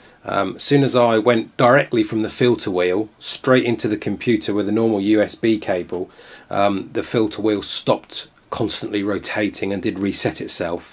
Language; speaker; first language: English; native; English